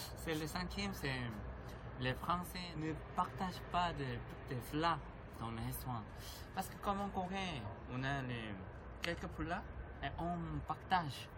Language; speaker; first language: French; non-native, learner; Korean